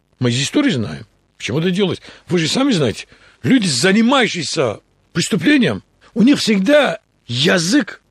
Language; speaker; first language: Russian; non-native, local second language; Talysh